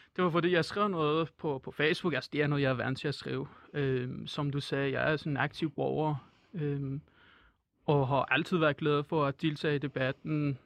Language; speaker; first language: Danish; non-native, fluent; Persian